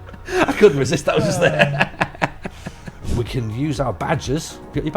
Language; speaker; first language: English; native; English